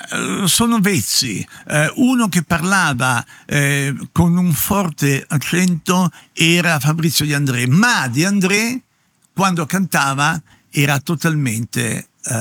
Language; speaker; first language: Italian; native; Italian